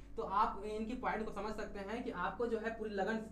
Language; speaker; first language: Hindi; native; Hindi